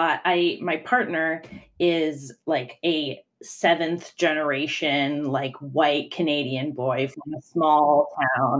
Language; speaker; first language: English; non-native, fluent; Italian